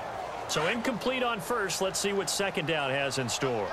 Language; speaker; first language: English; native; English